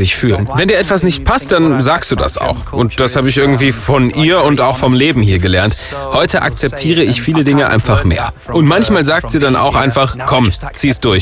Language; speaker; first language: German; non-native, fluent; English